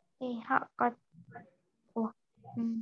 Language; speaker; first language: Vietnamese; native; Vietnamese